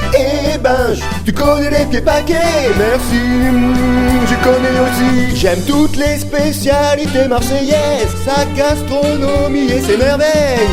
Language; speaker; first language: French; native; French